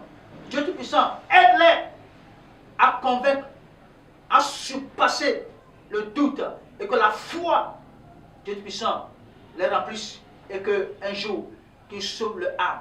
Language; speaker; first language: French; non-native, local second language; Ewe